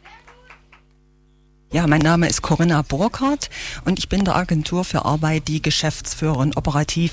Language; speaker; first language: German; native; German